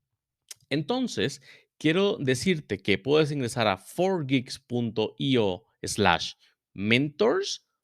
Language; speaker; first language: Spanish; native; Spanish